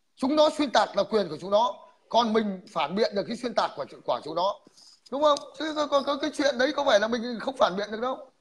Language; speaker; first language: Vietnamese; native; Vietnamese